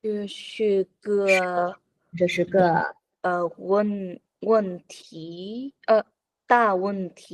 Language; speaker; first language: Chinese; non-native, learner; Vietnamese